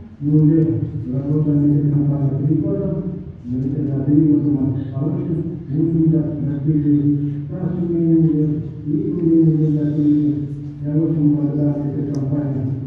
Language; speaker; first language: Russian; non-native, local second language; Kyrgyz